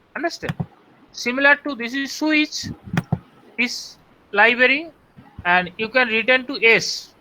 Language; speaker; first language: English; non-native, local second language; Bangla